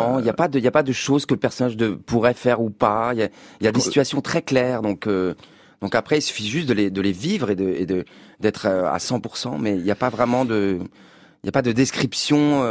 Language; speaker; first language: French; native; French